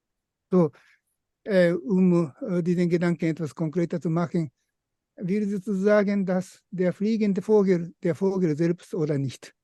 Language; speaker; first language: German; non-native, fluent; Japanese